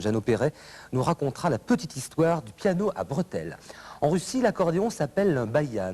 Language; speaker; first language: French; native; French